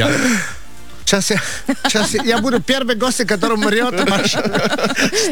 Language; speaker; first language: Russian; non-native, fluent; Italian